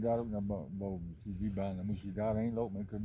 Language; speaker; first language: Dutch; native; Dutch